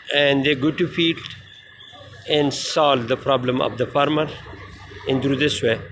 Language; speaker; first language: English; non-native, local second language; Pashto